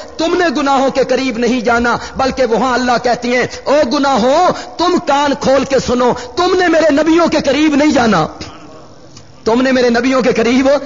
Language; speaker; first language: Urdu; non-native, local second language; Punjabi